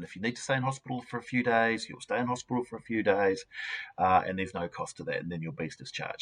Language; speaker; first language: English; native; English